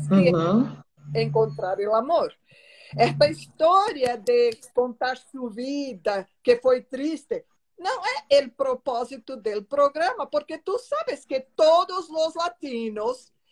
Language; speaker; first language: Spanish; non-native, learner; Portuguese